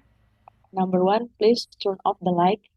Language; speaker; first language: English; non-native, learner; Indonesian